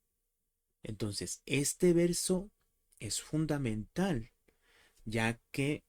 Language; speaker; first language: Spanish; native; Spanish